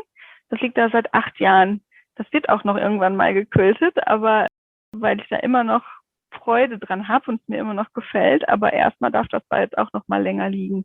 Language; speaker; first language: German; native; German